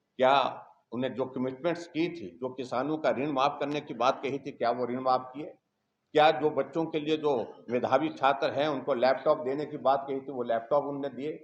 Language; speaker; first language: Hindi; native; Hindi